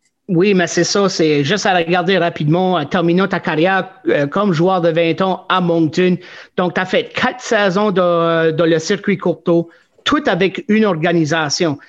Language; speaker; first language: French; native; French